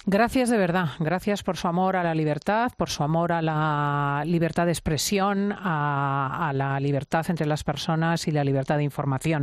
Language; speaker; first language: Spanish; native; Spanish